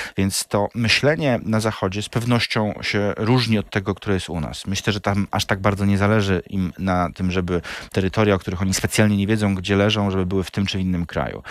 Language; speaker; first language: Polish; native; Polish